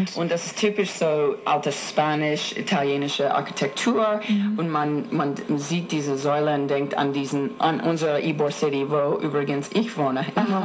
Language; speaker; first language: German; non-native, fluent; English